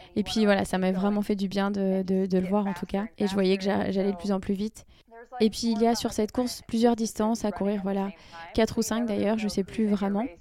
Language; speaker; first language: French; non-native, fluent; English